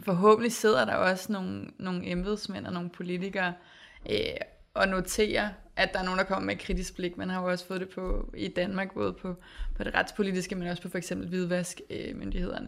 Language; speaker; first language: Danish; native; Danish